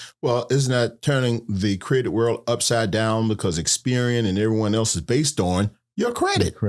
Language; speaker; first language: English; native; English